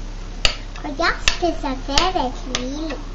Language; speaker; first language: French; native; French